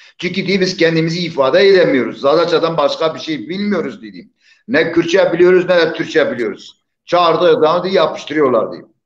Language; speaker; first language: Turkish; non-native, local second language; Zaza